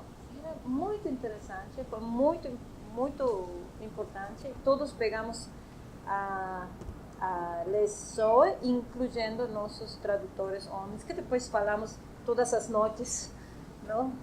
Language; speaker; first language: Portuguese; non-native, fluent; Spanish